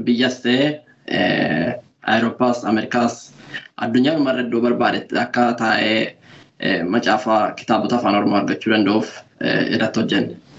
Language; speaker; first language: Oromo; early bilingual, other home language; Norwegian